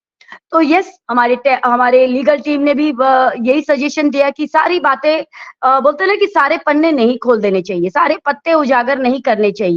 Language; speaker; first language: Hindi; native; Hindi